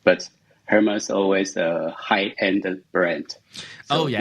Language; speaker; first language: English; non-native, learner; Chinese